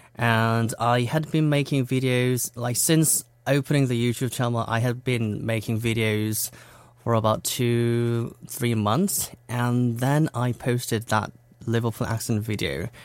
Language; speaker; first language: English; non-native, fluent; Korean